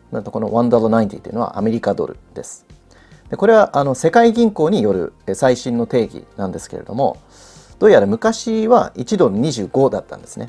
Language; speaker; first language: Japanese; early bilingual, heritage; Japanese